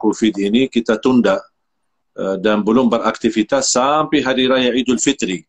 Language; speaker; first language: Indonesian; non-native, fluent; Arabic